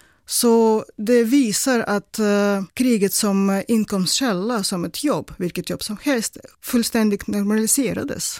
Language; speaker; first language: Swedish; non-native, fluent; Russian